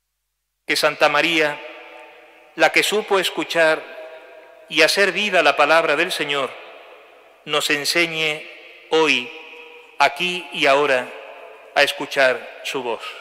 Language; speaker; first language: Spanish; native; Spanish